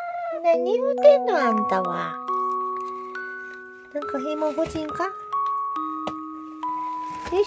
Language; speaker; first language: Japanese; native; Japanese